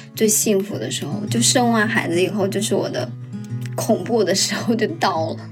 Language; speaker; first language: Chinese; native; Chinese